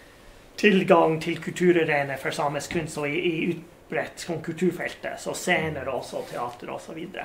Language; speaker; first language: Norwegian; non-native, fluent; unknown